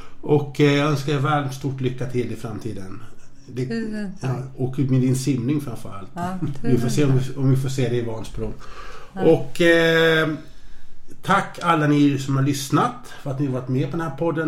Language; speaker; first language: Swedish; native; Swedish